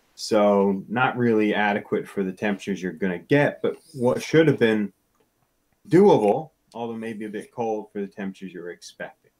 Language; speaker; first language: English; native; English